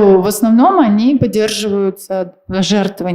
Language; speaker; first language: Russian; native; Russian